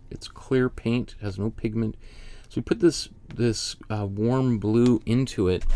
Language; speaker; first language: English; native; English